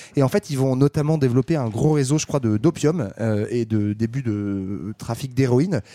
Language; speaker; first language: French; native; French